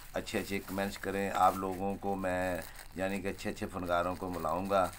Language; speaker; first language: Urdu; non-native, local second language; Punjabi